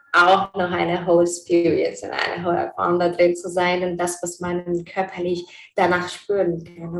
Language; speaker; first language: German; non-native, fluent; Spanish